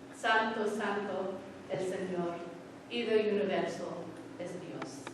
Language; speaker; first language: Spanish; early bilingual, heritage; Spanish